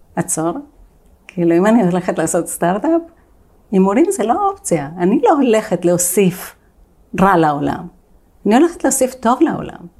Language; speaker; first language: Hebrew; non-native, fluent; Spanish